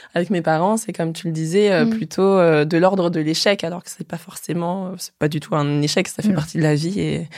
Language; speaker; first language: French; native; French